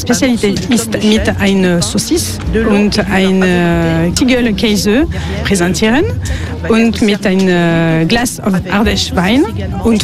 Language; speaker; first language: German; non-native, learner; French